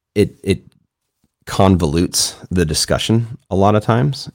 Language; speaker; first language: English; native; English